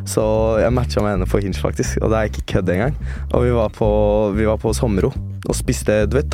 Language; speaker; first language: Norwegian; early bilingual, other home language; Turkish